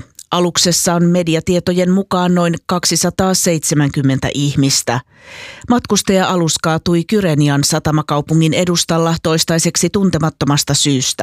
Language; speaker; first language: Finnish; native; Finnish